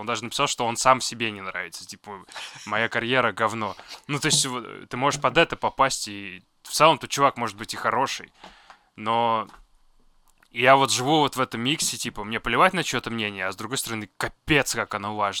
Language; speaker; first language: Russian; native; Russian